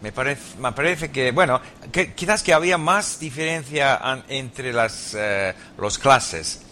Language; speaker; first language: Spanish; non-native, learner; English